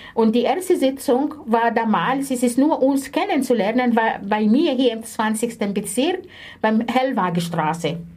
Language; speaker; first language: German; non-native, fluent; Arabic